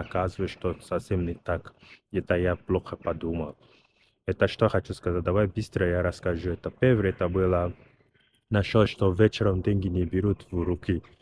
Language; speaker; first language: Russian; non-native, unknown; English